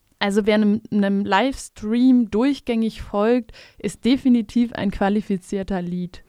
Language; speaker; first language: German; native; German